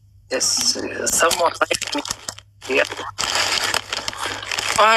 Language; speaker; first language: English; non-native, learner; Somali